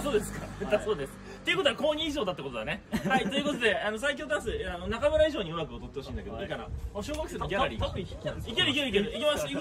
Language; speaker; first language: Japanese; native; Japanese